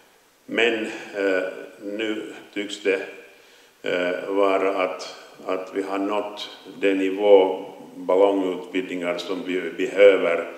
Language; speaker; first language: Swedish; non-native, local second language; Finnish